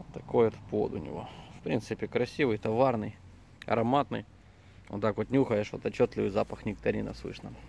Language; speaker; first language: Russian; non-native, local second language; Ukrainian